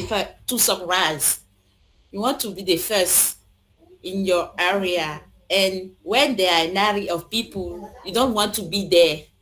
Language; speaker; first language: English; non-native, learner; French